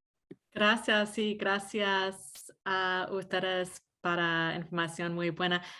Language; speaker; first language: Spanish; non-native, fluent; English